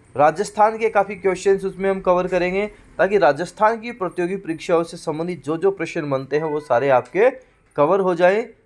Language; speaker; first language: Hindi; native; Hindi